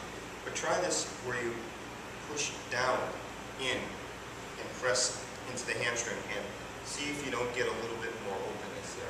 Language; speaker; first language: English; native; English